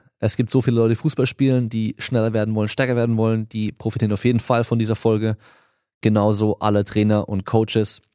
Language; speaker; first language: German; native; German